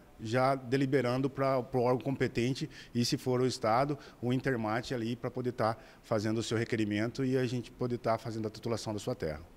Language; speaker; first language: Portuguese; native; Portuguese